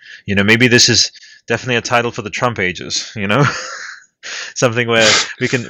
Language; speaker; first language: English; early bilingual, other home language; Italian